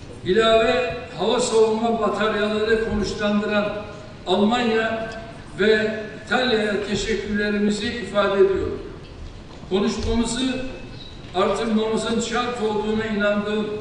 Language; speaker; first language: Turkish; native; Turkish